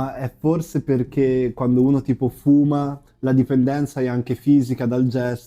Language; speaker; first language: Italian; native; Italian